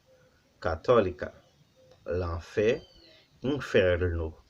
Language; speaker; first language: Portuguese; non-native, learner; Haitian Creole